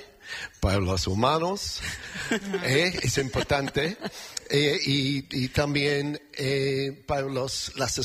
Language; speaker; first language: Spanish; non-native, learner; English